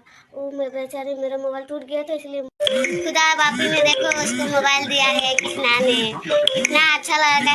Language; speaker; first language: Hindi; non-native, local second language; Odia